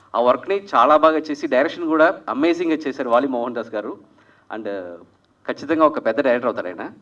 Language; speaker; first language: Telugu; native; Telugu